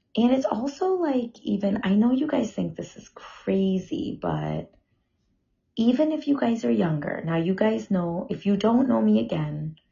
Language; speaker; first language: English; early bilingual, other home language; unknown